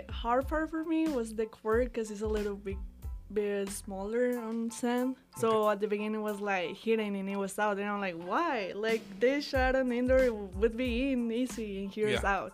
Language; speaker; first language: English; non-native, learner; Spanish